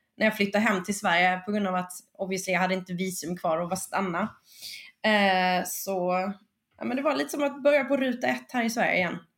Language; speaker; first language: Swedish; early bilingual, other home language; Spanish